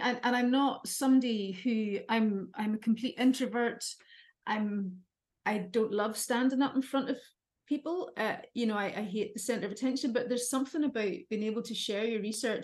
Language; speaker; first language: English; native; English